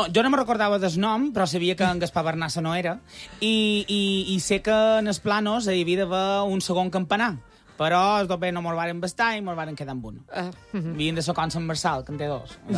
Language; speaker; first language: Catalan; native; Catalan